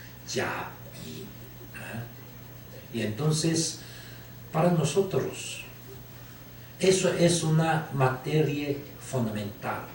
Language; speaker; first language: Spanish; non-native, learner; Chinese